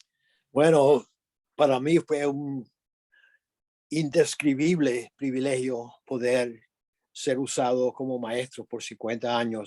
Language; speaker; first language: Spanish; early bilingual, other home language; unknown